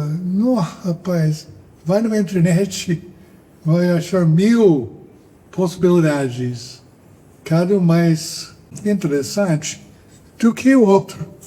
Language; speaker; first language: Portuguese; non-native, fluent; English